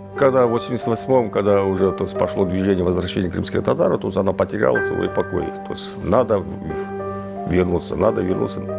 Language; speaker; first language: Russian; non-native, local second language; Crimean Tatar